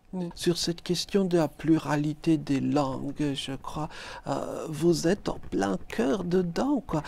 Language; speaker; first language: French; native; French